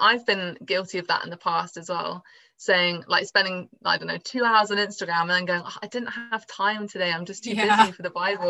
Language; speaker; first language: English; native; English